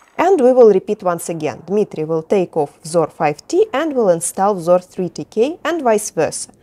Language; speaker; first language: English; non-native, fluent; Russian